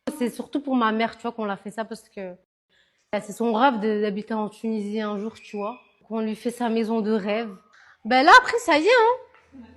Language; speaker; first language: French; early bilingual, other home language; Arabic